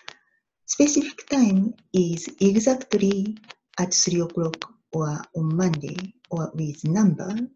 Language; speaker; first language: English; non-native, learner; Japanese